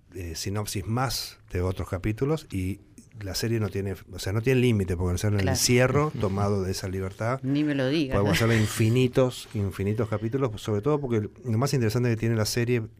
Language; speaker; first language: Spanish; native; Spanish